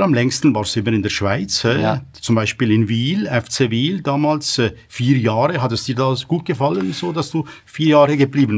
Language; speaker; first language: German; native; German